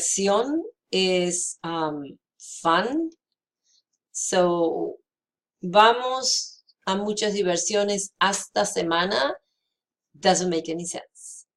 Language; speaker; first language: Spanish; non-native, fluent; English